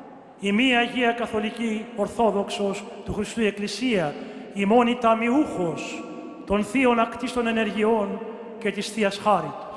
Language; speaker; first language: Greek; native; Greek